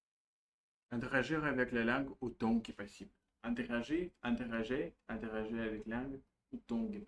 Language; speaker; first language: French; non-native, learner; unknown